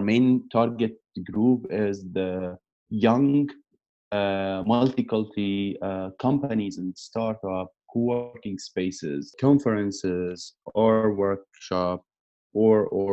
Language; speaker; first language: English; non-native, learner; Arabic